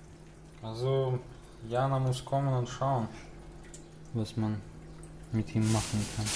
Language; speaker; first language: German; non-native, fluent; Russian